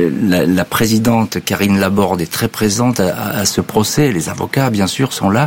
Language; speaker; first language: French; native; French